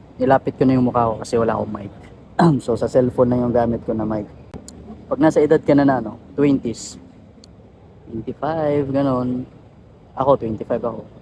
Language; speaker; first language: Filipino; non-native, local second language; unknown